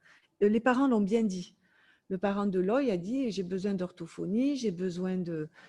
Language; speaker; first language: French; native; French